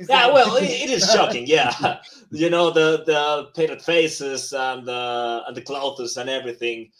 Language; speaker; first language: English; non-native, fluent; Spanish